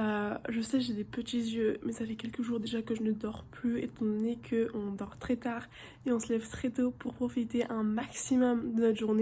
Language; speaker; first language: French; native; French